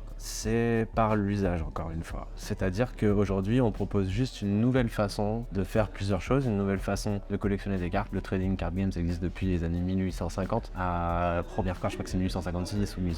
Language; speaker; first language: French; native; French